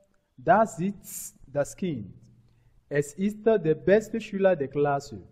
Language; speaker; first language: German; non-native, fluent; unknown